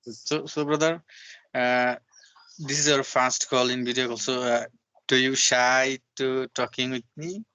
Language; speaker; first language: English; non-native, learner; Bangla